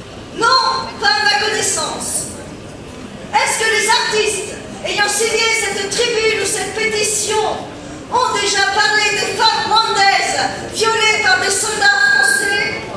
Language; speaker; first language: French; native; French